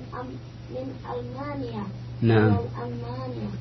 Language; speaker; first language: Arabic; non-native, learner; Indonesian